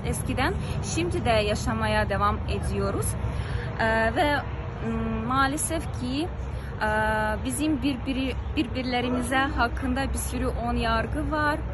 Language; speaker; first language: Turkish; non-native, fluent; Ukrainian